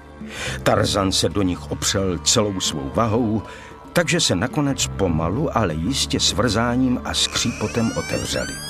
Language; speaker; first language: Czech; native; Czech